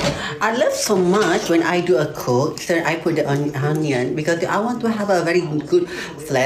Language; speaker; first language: English; non-native, learner; Malay